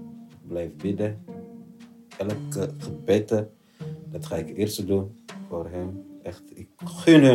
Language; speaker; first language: Dutch; non-native, learner; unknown